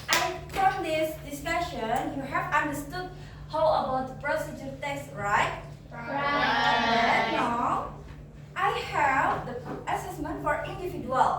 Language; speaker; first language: English; non-native, learner; Indonesian